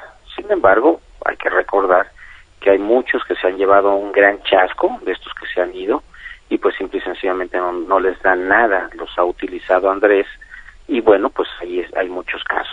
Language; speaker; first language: Spanish; native; Spanish